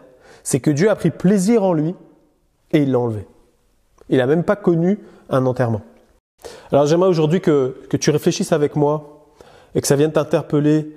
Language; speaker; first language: French; native; French